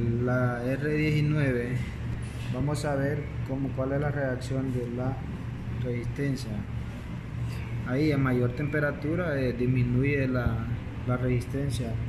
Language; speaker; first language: Spanish; native; Spanish